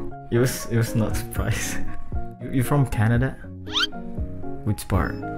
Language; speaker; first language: English; non-native, fluent; Indonesian